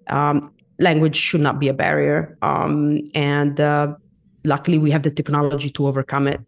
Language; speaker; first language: English; non-native, fluent; Italian